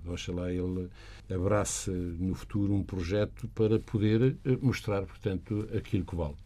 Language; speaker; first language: Portuguese; native; Portuguese